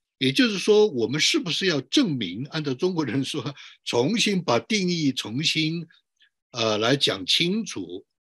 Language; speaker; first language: Chinese; native; Chinese